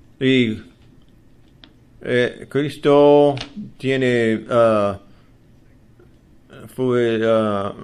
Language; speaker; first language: Spanish; non-native, learner; English